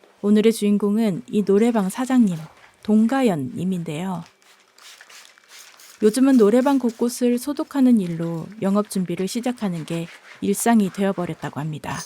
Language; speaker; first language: Korean; native; Korean